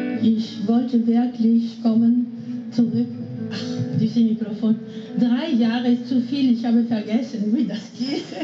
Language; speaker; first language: German; non-native, learner; Greek